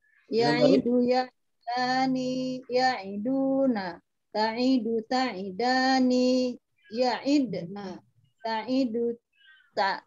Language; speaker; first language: Arabic; non-native, learner; Indonesian